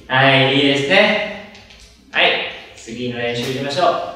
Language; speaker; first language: Japanese; non-native, fluent; Vietnamese